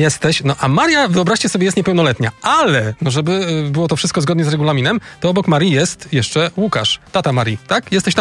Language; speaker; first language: Polish; native; Polish